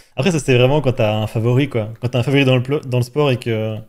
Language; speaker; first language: French; native; French